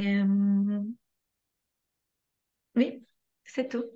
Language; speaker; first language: French; non-native, learner; Turkish